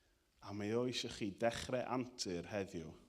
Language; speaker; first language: Welsh; native; Welsh